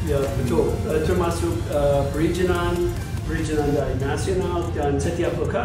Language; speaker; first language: Indonesian; non-native, fluent; English